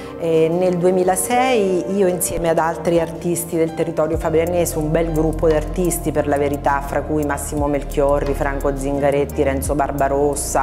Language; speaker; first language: Italian; native; Italian